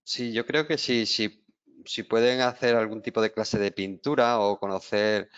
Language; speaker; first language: Spanish; native; Spanish